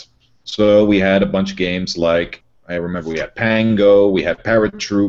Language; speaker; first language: English; non-native, fluent; Dutch